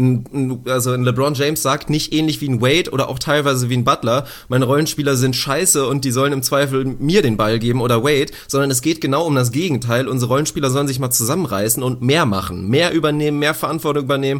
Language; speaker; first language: German; native; German